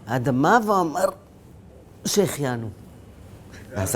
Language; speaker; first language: Hebrew; early bilingual, other home language; Arabic